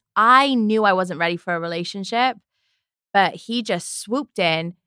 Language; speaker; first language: English; native; English